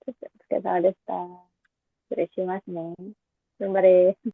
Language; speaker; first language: Japanese; non-native, learner; Indonesian